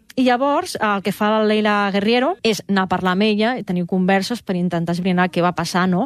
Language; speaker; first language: Catalan; native; Catalan